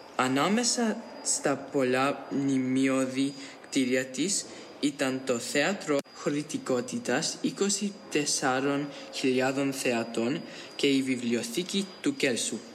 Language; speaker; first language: Greek; early bilingual, heritage; Greek